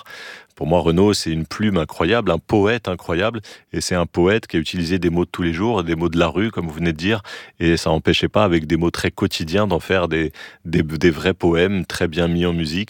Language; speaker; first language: French; native; French